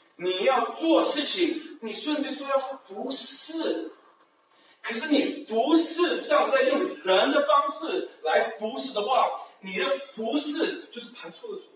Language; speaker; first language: Chinese; early bilingual, heritage; Chinese